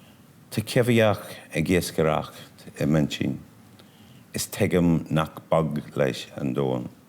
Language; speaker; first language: Irish; non-native, local second language; English